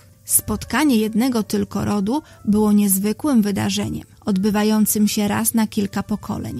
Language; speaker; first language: Polish; native; Polish